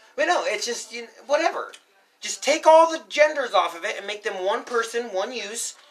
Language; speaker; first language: English; early bilingual, other home language; Spanish